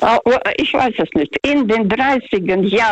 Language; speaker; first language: German; non-native, fluent; Russian